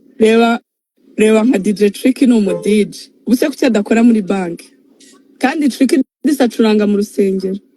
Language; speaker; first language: Kinyarwanda; native; Kinyarwanda